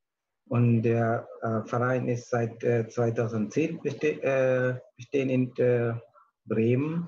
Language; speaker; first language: German; non-native, learner; Tamil